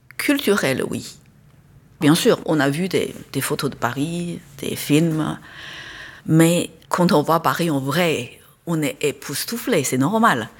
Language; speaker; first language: French; non-native, fluent; Chinese